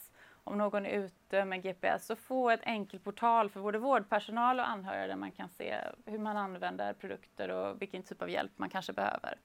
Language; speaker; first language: Swedish; native; Swedish